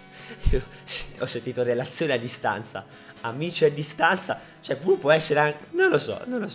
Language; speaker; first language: Italian; native; Italian